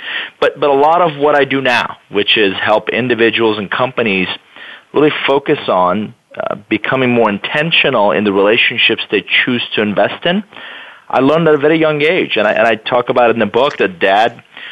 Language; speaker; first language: English; non-native, fluent; Persian